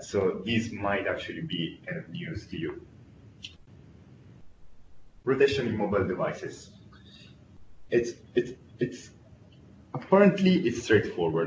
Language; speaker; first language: English; non-native, fluent; Italian